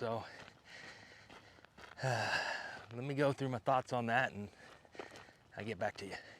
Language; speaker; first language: English; native; English